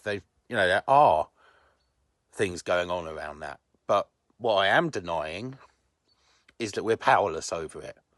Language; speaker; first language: English; native; English